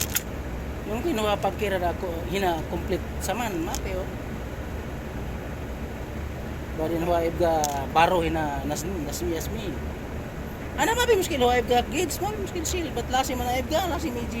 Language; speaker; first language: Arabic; non-native, learner; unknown